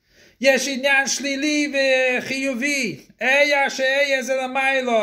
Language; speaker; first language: Hebrew; non-native, fluent; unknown